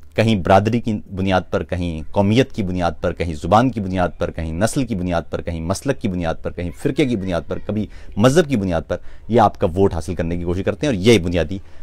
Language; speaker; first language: Urdu; non-native, local second language; Punjabi